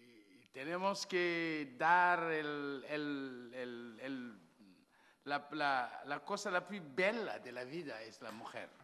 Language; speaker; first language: Spanish; non-native, learner; Wolof